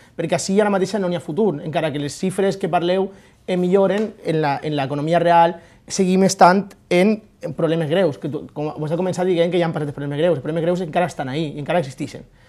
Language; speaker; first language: Catalan; native; Catalan